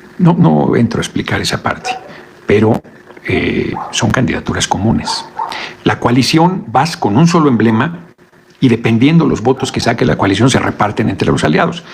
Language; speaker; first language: Spanish; native; Spanish